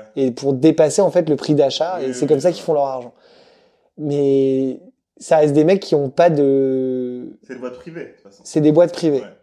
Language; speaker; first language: French; native; French